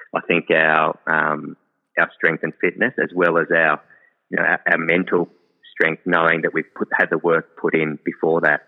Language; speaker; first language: English; native; English